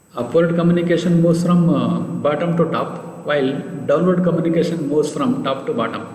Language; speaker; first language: English; non-native, local second language; Kannada